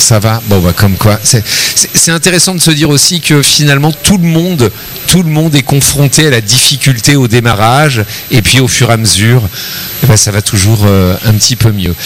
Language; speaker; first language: French; native; French